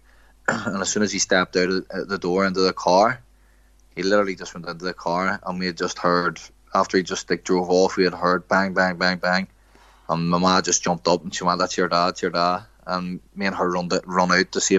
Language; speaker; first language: English; native; English